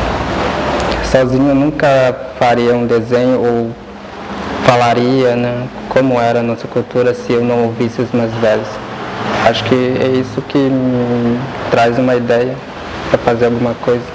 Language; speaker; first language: Portuguese; non-native, local second language; Guarani